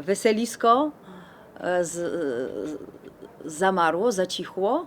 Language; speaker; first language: Polish; non-native, fluent; Bulgarian